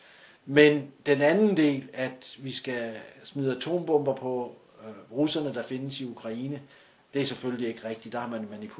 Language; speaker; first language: Danish; native; Danish